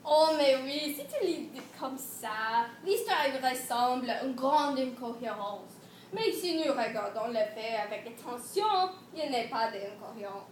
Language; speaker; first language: French; non-native, learner; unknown